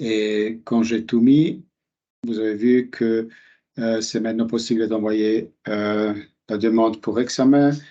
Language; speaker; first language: French; non-native, local second language; German